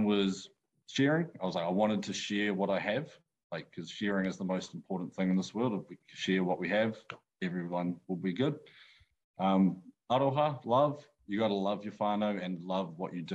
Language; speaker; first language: English; native; English